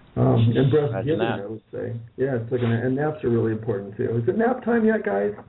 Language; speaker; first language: English; native; English